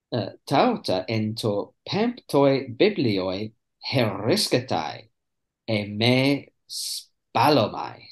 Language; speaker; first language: Greek; non-native, fluent; English